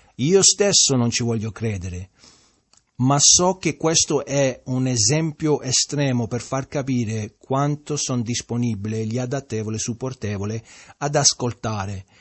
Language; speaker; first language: Italian; early bilingual, heritage; Italian